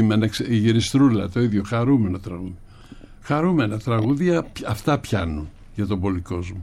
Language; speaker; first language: Greek; native; Greek